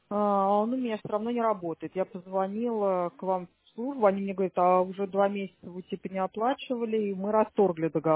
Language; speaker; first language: Russian; native; Russian